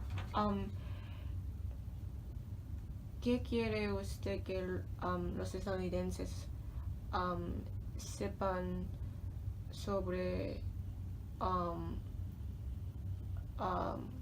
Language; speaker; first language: Spanish; non-native, learner; English